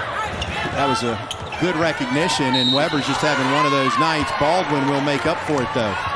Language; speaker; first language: English; native; English